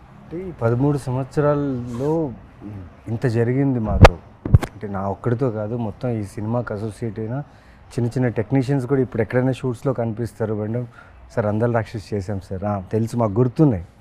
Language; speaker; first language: Telugu; native; Telugu